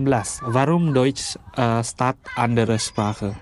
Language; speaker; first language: German; non-native, learner; Indonesian